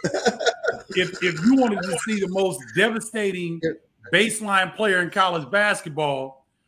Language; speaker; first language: English; native; English